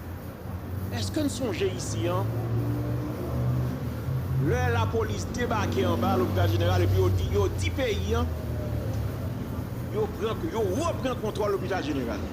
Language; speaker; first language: French; non-native, local second language; Haitian Creole